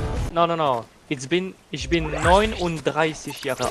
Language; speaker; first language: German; non-native, learner; English